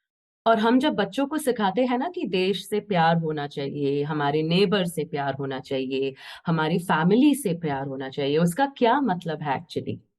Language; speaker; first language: Hindi; native; Hindi